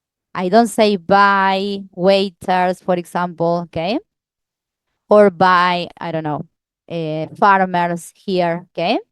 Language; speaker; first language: English; non-native, fluent; Spanish